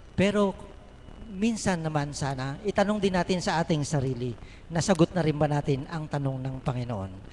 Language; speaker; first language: Filipino; native; Filipino